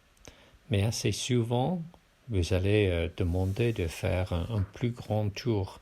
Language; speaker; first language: French; non-native, fluent; English